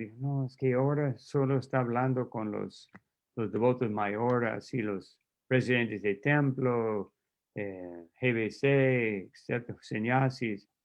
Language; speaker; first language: Spanish; non-native, fluent; English